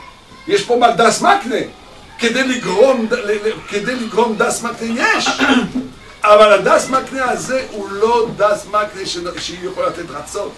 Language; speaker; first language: Hebrew; non-native, fluent; French